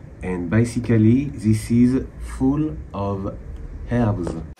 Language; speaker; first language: English; non-native, fluent; French